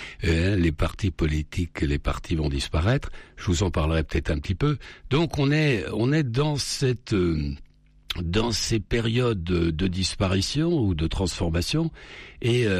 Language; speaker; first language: French; native; French